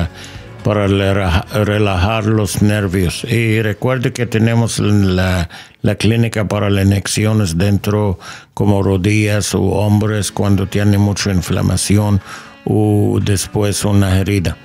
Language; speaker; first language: Spanish; non-native, learner; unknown